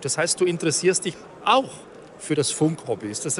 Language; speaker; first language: German; native; German